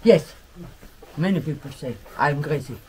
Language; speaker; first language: English; non-native, learner; German